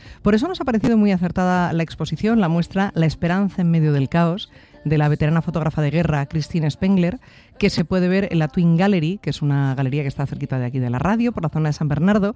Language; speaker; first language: Spanish; native; Spanish